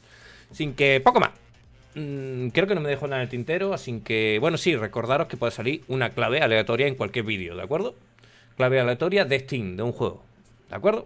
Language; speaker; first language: Spanish; native; Spanish